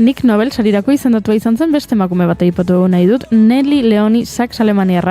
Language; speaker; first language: Basque; native; Basque